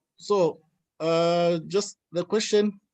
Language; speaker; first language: English; non-native, learner; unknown